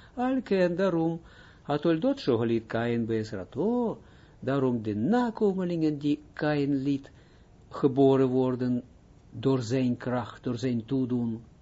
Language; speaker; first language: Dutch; non-native, fluent; Hebrew